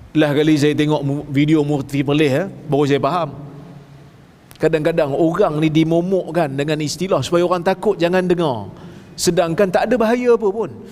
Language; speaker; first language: Malay; native; Malay